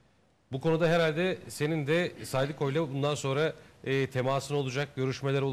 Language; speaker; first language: Turkish; native; Turkish